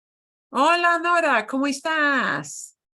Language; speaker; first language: Spanish; non-native, fluent; English